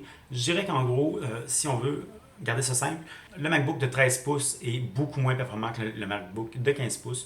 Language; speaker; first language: French; native; French